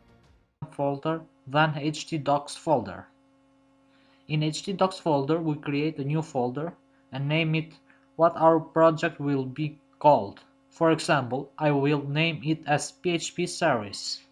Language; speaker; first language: English; non-native, fluent; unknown